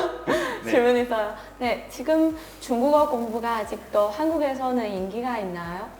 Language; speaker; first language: Korean; non-native, fluent; Chinese